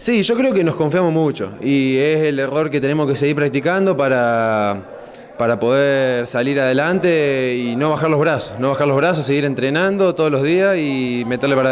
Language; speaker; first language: Spanish; native; Spanish